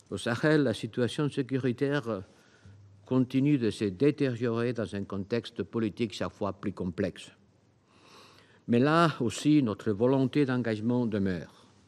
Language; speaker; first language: French; non-native, fluent; Spanish